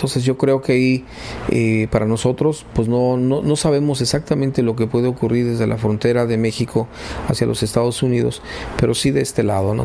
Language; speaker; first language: Spanish; native; Spanish